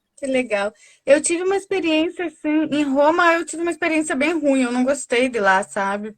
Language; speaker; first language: Portuguese; native; Portuguese